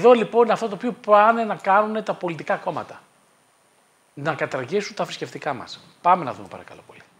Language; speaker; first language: Greek; native; Greek